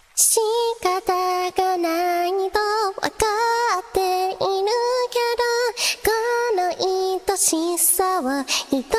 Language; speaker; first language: Japanese; non-native, learner; English